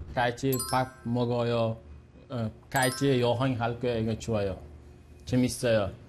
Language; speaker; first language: Korean; non-native, learner; Uzbek